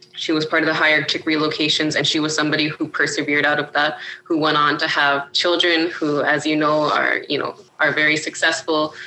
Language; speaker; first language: English; native; English